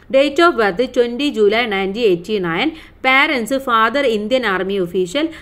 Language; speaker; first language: English; non-native, local second language; Malayalam